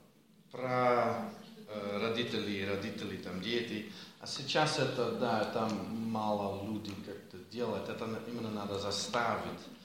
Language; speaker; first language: Russian; non-native, learner; Dutch